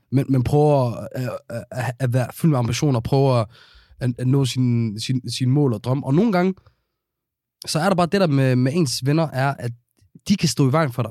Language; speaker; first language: Danish; early bilingual, other home language; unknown